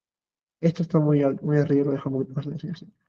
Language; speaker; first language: Spanish; native; Spanish